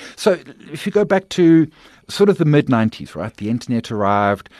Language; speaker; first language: English; native; English